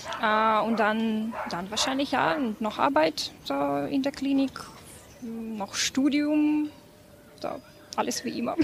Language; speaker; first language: German; non-native, fluent; Ukrainian